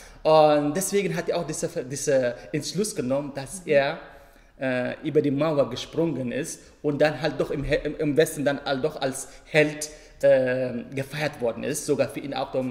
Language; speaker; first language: German; non-native, fluent; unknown